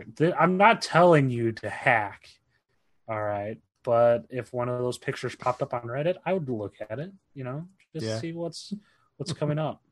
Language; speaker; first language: English; native; English